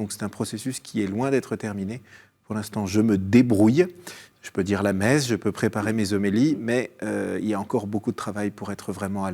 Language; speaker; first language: French; native; French